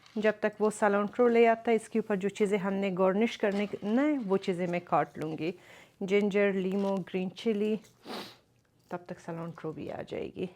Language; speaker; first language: Urdu; early bilingual, other home language; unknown